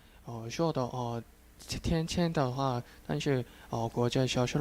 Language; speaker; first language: Chinese; non-native, learner; Korean